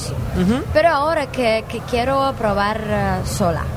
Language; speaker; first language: Spanish; non-native, learner; Ukrainian